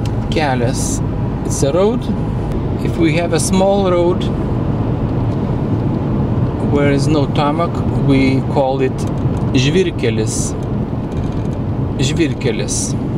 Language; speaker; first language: English; non-native, fluent; Lithuanian